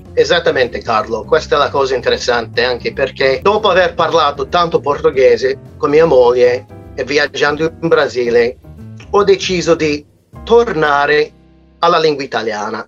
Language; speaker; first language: Italian; non-native, fluent; English